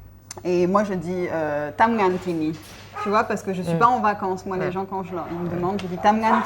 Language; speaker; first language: French; native; French